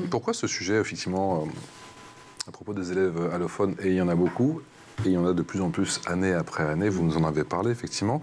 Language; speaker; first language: French; native; French